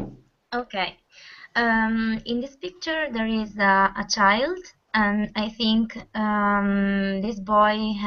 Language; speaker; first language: English; non-native, fluent; Italian